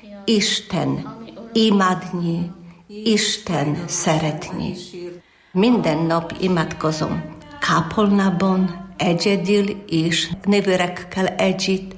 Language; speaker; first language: Hungarian; non-native, learner; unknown